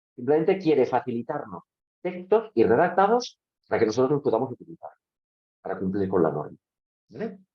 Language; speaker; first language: Spanish; non-native, local second language; Catalan